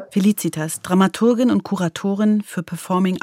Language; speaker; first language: German; native; German